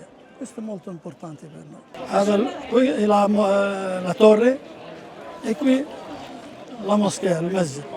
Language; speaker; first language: Italian; non-native, fluent; Arabic